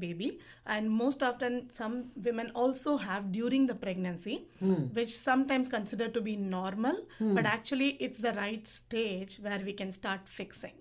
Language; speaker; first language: English; non-native, local second language; Tamil